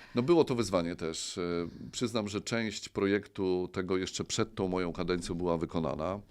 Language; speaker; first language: Polish; native; Polish